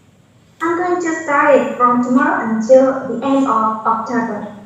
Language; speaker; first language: English; non-native, learner; Chinese